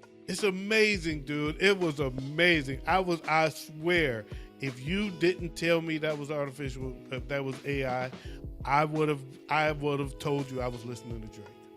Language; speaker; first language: English; native; English